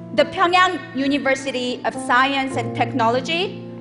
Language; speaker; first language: English; non-native, fluent; Korean